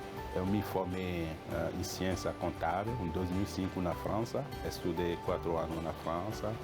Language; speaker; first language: Portuguese; non-native, fluent; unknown